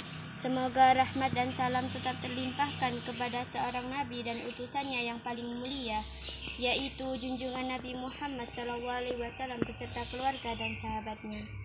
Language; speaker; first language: Indonesian; native; Indonesian